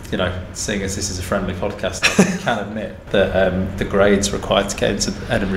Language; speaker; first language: English; native; English